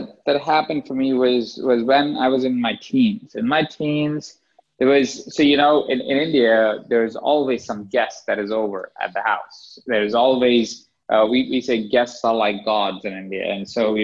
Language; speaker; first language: English; non-native, local second language; Hindi